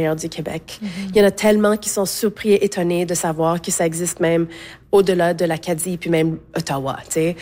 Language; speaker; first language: French; native; French